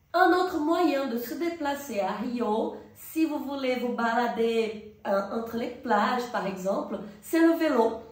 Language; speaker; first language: French; non-native, fluent; Portuguese